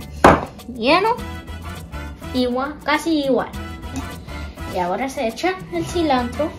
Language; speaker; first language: Spanish; early bilingual, heritage; Spanish